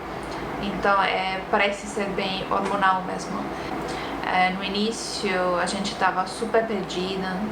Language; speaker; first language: Portuguese; non-native, fluent; Estonian